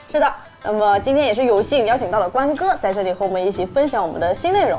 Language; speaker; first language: Chinese; native; Chinese